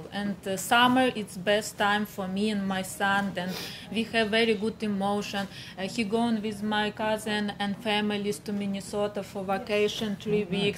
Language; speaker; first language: English; non-native, learner; Ukrainian